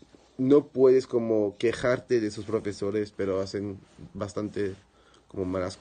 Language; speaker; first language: Spanish; non-native, learner; French